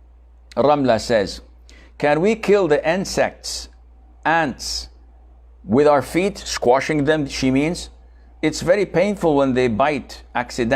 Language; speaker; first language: English; non-native, fluent; Arabic